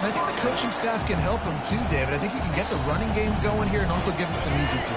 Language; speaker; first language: English; native; English